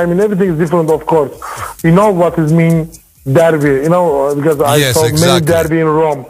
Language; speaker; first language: English; non-native, learner; Turkish